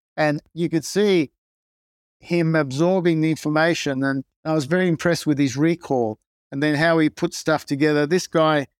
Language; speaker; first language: English; non-native, local second language; Greek